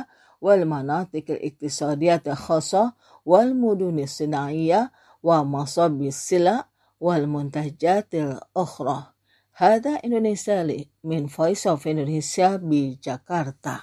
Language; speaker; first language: Arabic; non-native, learner; Indonesian